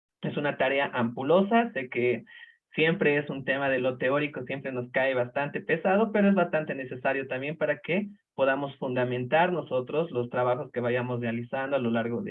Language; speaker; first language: Spanish; native; Spanish